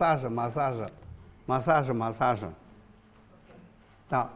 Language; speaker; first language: Russian; non-native, learner; Chinese